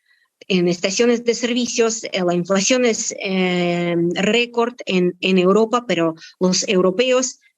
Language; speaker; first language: Spanish; non-native, fluent; Russian